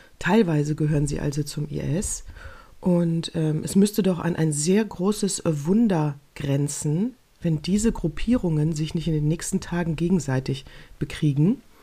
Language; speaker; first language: German; native; German